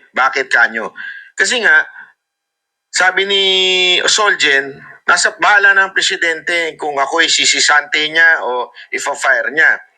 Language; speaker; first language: Filipino; native; Filipino